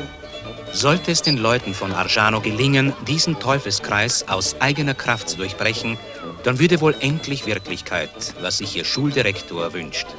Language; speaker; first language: German; native; German